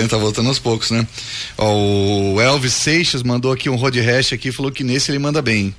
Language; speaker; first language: Portuguese; native; Portuguese